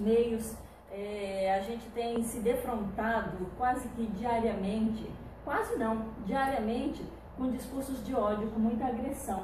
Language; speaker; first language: Portuguese; native; Portuguese